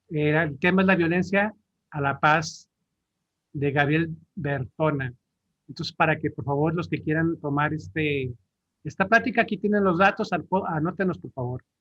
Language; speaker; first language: Spanish; native; Spanish